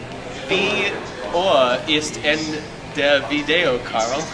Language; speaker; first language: German; non-native, learner; English